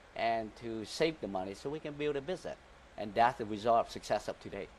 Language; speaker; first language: English; early bilingual, other home language; Vietnamese